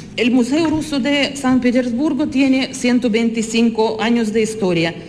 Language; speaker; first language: Spanish; non-native, fluent; Russian